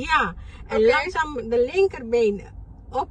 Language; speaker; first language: Dutch; non-native, fluent; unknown